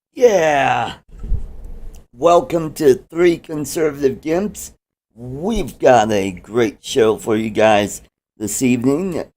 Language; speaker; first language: English; native; English